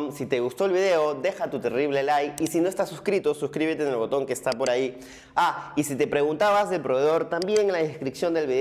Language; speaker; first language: Spanish; native; Spanish